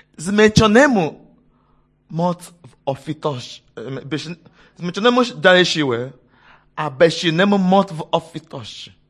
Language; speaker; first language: Polish; non-native, fluent; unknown